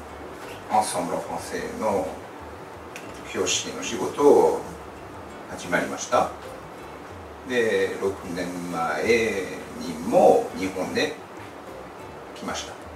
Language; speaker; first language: Japanese; non-native, learner; French